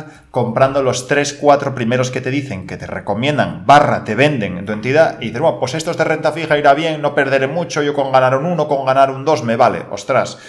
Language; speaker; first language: Spanish; native; Spanish